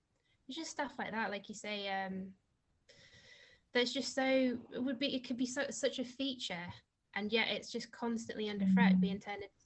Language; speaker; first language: English; native; English